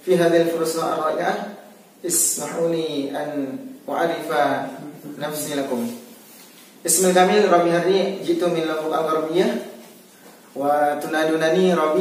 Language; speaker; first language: Arabic; non-native, learner; Indonesian